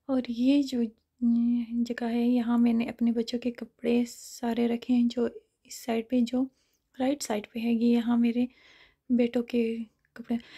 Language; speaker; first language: Urdu; non-native, fluent; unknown